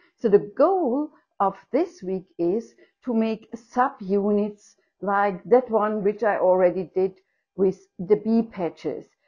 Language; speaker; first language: English; non-native, fluent; German